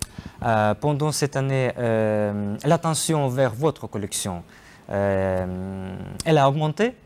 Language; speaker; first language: French; non-native, fluent; Ukrainian